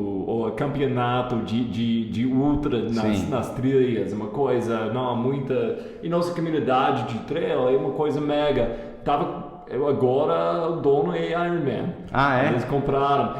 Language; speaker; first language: Portuguese; non-native, fluent; English